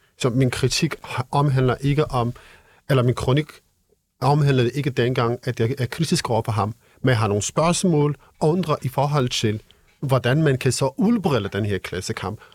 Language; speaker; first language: Danish; non-native, fluent; Kurdish